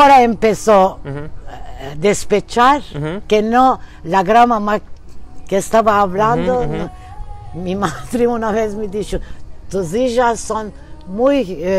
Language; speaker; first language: Spanish; early bilingual, heritage; Turkish